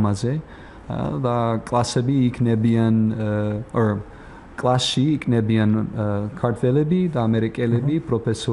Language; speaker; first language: Georgian; non-native, learner; English